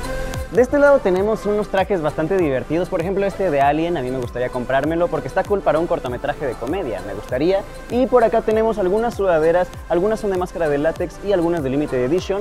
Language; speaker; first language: Spanish; native; Spanish